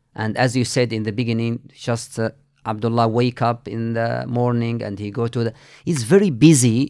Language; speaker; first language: English; non-native, fluent; Arabic